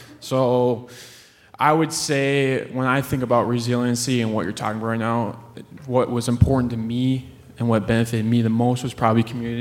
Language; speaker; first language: English; native; English